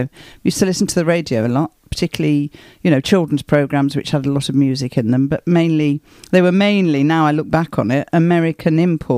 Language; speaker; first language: English; native; English